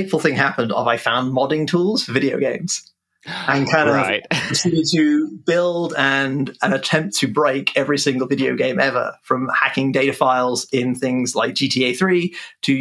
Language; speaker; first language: English; native; English